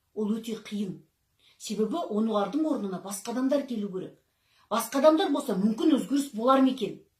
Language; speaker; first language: Kazakh; native; Kazakh